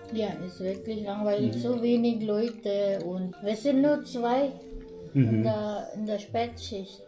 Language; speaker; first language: German; non-native, learner; Cebuano